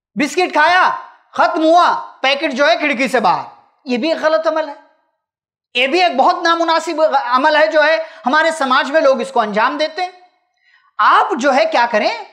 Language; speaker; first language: Hindi; native; Hindi